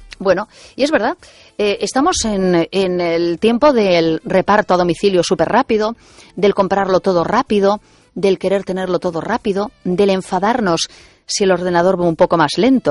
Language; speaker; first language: Spanish; native; Spanish